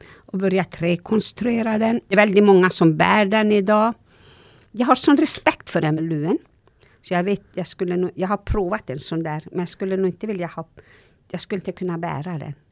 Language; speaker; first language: Swedish; non-native, local second language; Northern Sami